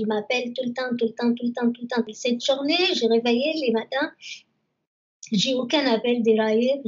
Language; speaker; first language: French; non-native, learner; Arabic